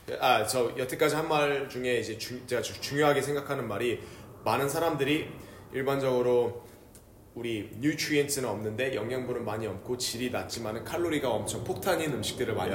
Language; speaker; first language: Korean; early bilingual, heritage; Korean